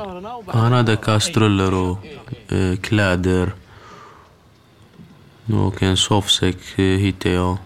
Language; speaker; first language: Swedish; early bilingual, other home language; Kurdish